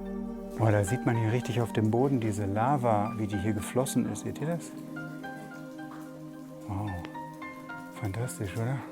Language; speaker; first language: German; native; German